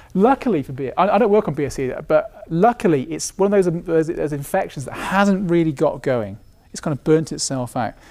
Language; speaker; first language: English; native; English